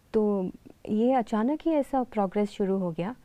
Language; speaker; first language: Hindi; native; Hindi